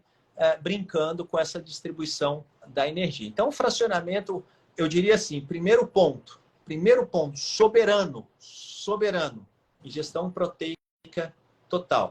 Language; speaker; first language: Portuguese; native; Portuguese